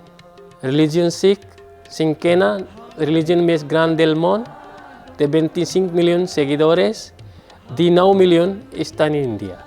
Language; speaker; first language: Catalan; non-native, learner; Punjabi